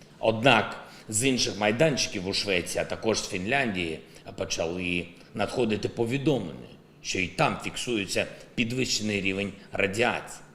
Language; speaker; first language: Ukrainian; non-native, local second language; Russian